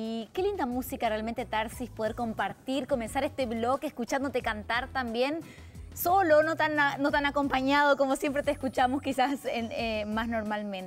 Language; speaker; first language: Spanish; native; Spanish